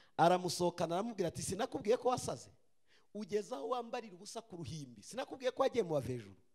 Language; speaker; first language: Kinyarwanda; native; Kinyarwanda